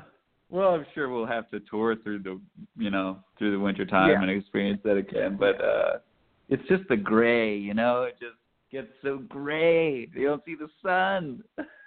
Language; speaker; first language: English; native; English